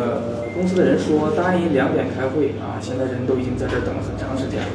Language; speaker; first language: Chinese; native; Chinese